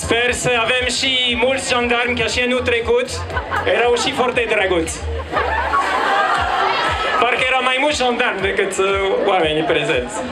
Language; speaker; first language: Romanian; non-native, fluent; French